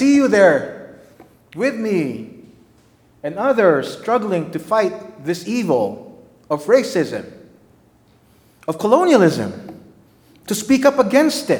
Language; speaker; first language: English; non-native, local second language; Filipino